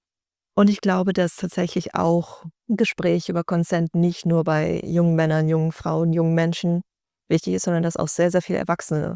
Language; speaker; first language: German; native; German